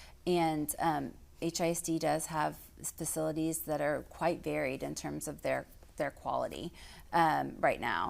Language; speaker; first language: English; native; English